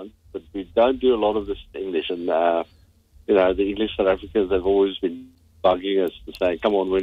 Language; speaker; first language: English; non-native, local second language; Afrikaans